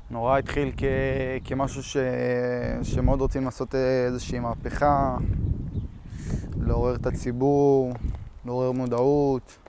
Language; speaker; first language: Hebrew; native; Hebrew